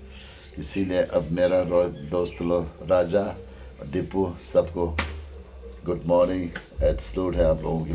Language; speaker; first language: Hindi; non-native, local second language; Tibetan